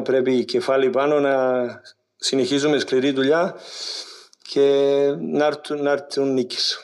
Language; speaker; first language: Greek; non-native, learner; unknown